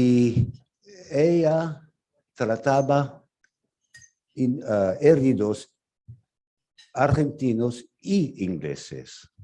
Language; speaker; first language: Spanish; non-native, fluent; English